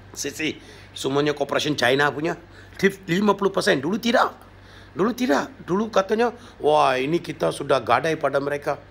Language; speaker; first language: Malay; non-native, local second language; Tamil